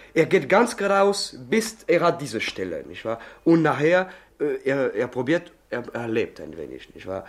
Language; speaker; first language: German; non-native, learner; French